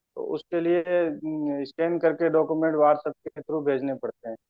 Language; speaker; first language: Hindi; native; Hindi